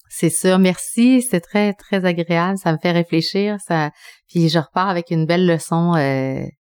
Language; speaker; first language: French; early bilingual, other home language; Spanish